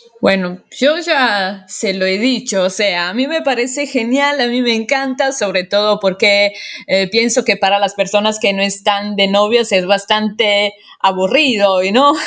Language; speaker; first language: Spanish; non-native, fluent; Italian